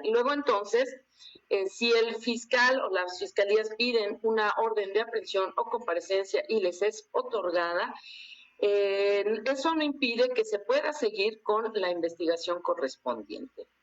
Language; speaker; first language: Spanish; native; Spanish